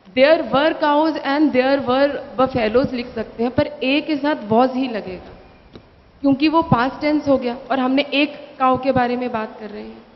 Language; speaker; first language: Hindi; native; Hindi